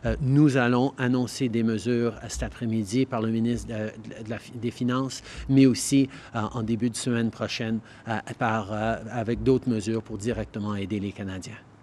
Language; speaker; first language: French; early bilingual, heritage; French